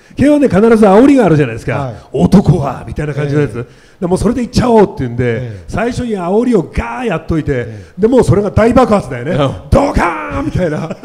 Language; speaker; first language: Japanese; native; Japanese